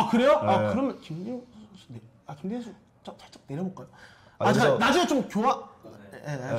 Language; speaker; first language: Korean; native; Korean